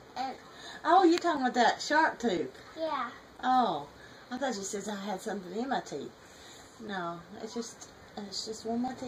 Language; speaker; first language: English; native; English